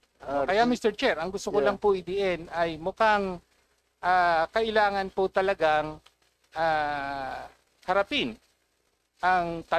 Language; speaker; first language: Filipino; native; Filipino